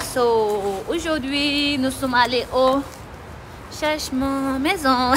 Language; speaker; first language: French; non-native, learner; Tibetan